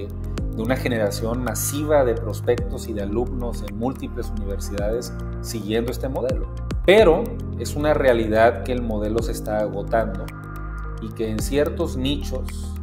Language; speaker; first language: Spanish; native; Spanish